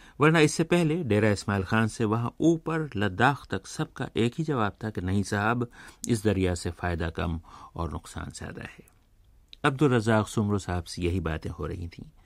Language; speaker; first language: Urdu; native; Urdu